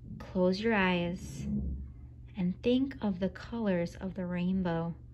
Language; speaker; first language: English; native; English